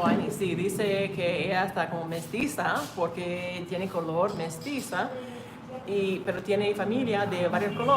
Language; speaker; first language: Spanish; non-native, learner; English